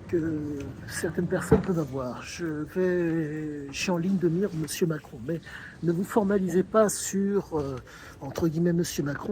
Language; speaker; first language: French; native; French